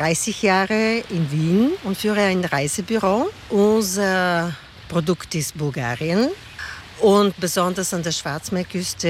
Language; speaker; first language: German; non-native, fluent; Bulgarian